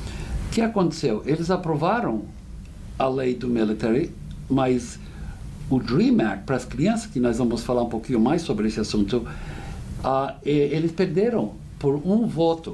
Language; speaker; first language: Portuguese; non-native, fluent; English